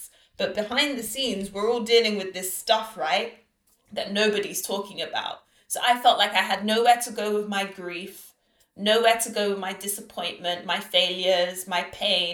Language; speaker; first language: English; native; English